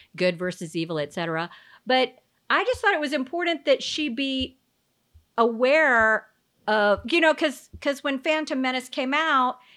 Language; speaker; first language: English; native; English